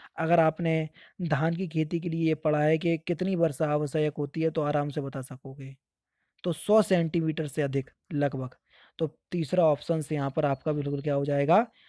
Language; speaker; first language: Hindi; native; Hindi